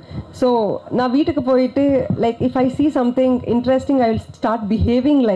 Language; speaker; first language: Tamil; non-native, learner; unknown